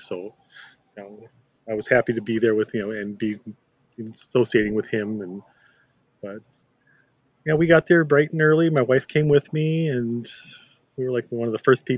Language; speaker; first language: English; native; English